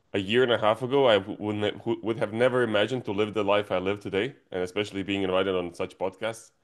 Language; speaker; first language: English; non-native, fluent; Croatian